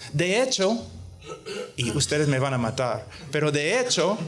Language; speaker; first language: Spanish; non-native, fluent; English